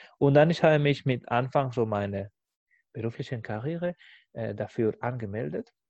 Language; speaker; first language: German; non-native, fluent; Spanish